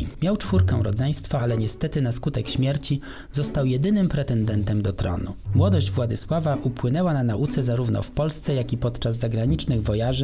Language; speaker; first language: Polish; native; Polish